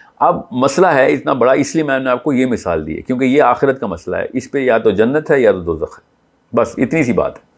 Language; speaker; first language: Urdu; native; Urdu